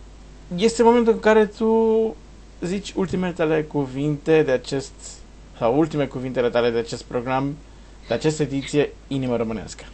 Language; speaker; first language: Romanian; non-native, learner; Portuguese